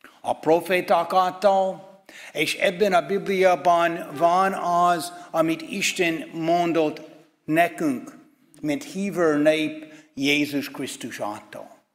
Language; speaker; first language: Hungarian; non-native, fluent; English